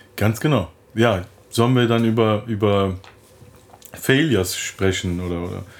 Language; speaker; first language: German; early bilingual, other home language; Turkish